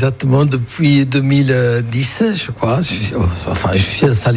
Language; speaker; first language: French; non-native, fluent; Italian